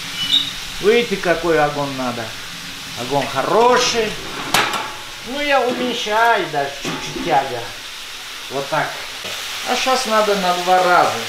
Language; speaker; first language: Russian; non-native, fluent; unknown